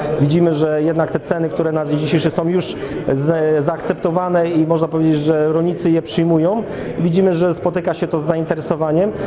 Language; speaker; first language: Polish; native; Polish